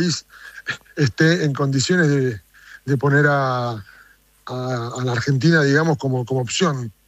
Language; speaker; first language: Spanish; native; Spanish